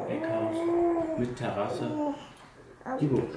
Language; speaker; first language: German; native; German